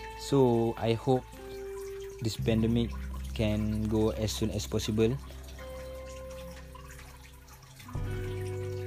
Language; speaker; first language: English; non-native, local second language; Malay